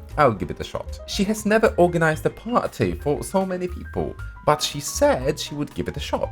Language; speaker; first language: English; non-native, fluent; Polish